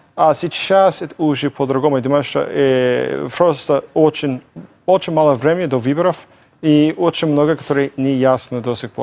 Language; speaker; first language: Russian; non-native, fluent; English